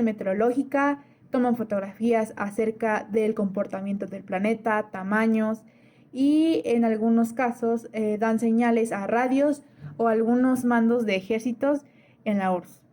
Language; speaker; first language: Spanish; native; Spanish